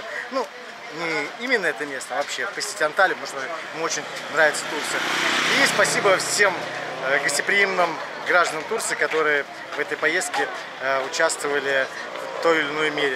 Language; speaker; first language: Russian; native; Russian